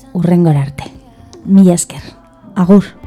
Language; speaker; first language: Basque; non-native, learner; Spanish